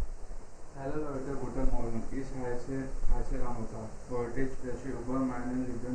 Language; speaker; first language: German; non-native, learner; Hindi